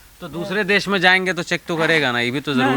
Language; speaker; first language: Hindi; native; Hindi